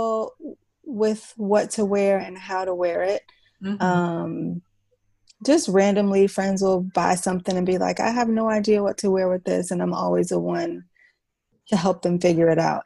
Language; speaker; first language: English; native; English